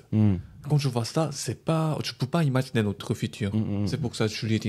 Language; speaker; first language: French; non-native, learner; Korean